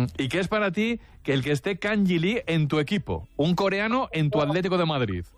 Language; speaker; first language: Spanish; native; Spanish